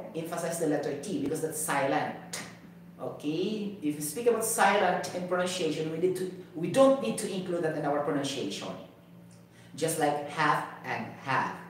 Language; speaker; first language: English; non-native, local second language; Cebuano